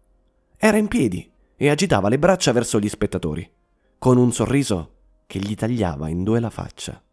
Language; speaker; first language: Italian; native; Italian